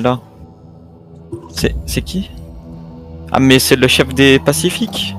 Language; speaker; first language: French; native; French